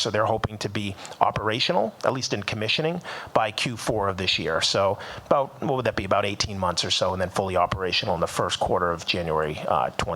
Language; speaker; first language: English; native; English